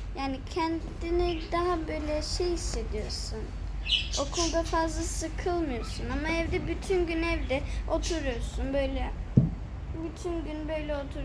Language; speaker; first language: Turkish; early bilingual, heritage; Turkish